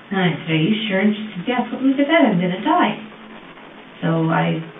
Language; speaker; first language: English; native; English